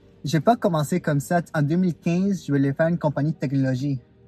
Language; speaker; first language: French; non-native, fluent; Spanish